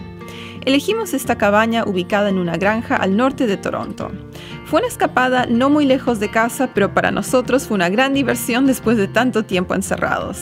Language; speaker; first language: Spanish; native; Spanish